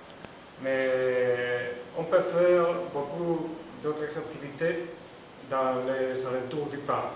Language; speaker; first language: French; non-native, learner; Spanish